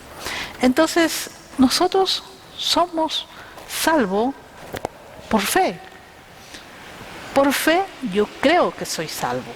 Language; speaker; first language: Spanish; native; Spanish